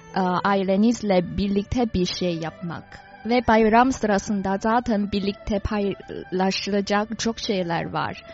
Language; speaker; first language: Turkish; non-native, fluent; Chinese